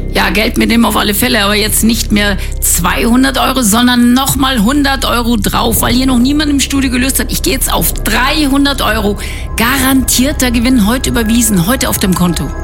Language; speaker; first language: German; native; German